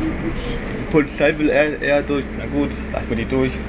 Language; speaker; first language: German; native; German